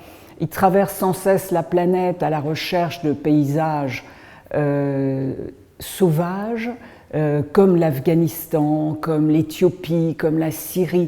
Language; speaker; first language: French; native; French